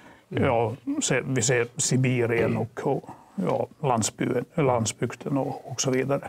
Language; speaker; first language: Swedish; non-native, fluent; Finnish